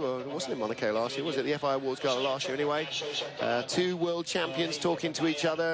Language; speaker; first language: English; native; English